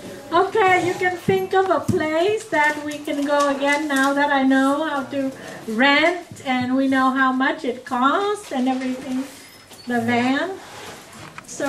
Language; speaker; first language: English; non-native, fluent; Vietnamese